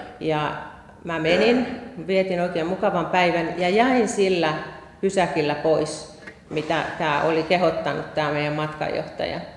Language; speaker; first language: Finnish; native; Finnish